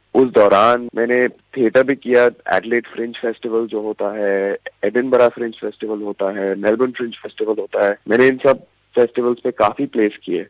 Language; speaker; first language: Hindi; native; Hindi